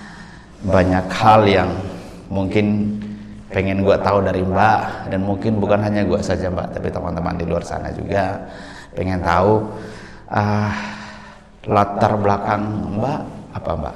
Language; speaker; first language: Indonesian; native; Indonesian